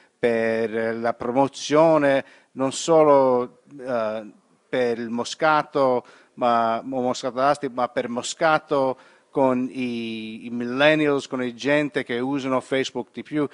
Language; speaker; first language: Italian; non-native, learner; English